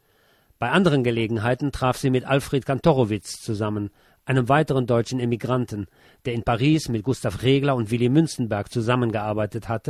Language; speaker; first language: German; native; German